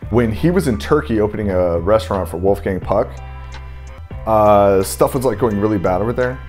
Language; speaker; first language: English; native; English